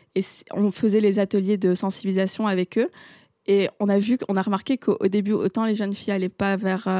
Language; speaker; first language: French; non-native, local second language; Arabic